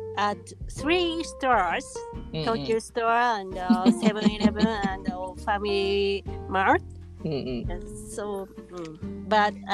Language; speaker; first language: English; non-native, learner; Japanese